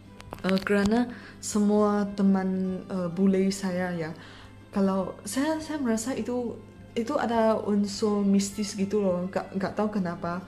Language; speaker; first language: Indonesian; non-native, fluent; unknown